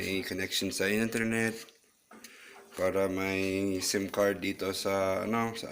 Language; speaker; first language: Filipino; non-native, learner; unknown